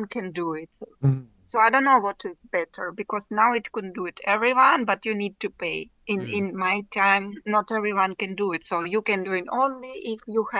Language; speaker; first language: English; non-native, learner; Russian